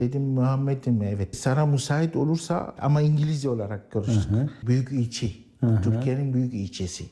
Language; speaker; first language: Turkish; non-native, learner; Arabic